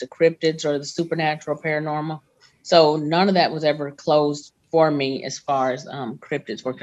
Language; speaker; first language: English; native; English